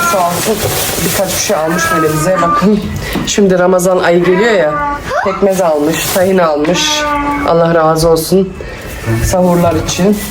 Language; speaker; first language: Turkish; early bilingual, heritage; Turkish